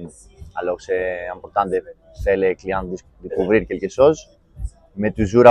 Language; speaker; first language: French; non-native, learner; Greek